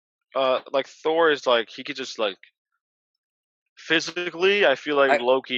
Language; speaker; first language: English; native; English